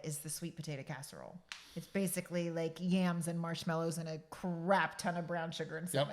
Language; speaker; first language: English; native; English